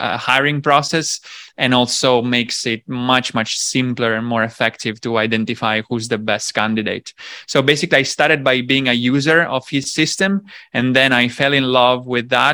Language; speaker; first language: English; non-native, fluent; Italian